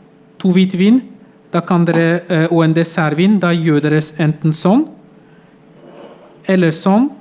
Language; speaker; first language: Norwegian; non-native, fluent; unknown